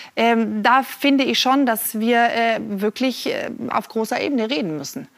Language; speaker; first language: German; non-native, fluent; Norwegian